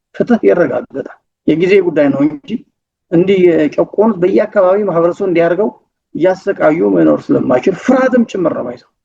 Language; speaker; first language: Amharic; non-native, local second language; Tigrinya